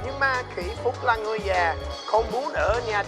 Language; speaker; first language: Vietnamese; non-native, learner; English